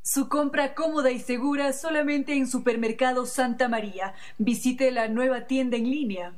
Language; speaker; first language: Spanish; native; Spanish